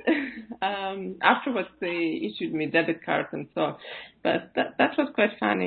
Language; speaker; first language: English; non-native, fluent; Russian